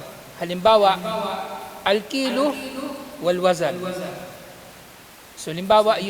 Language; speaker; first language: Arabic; non-native, fluent; Filipino